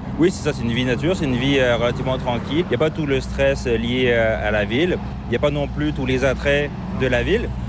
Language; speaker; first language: French; native; French